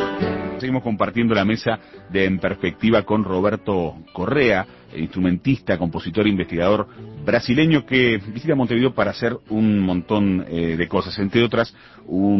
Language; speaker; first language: Spanish; native; Spanish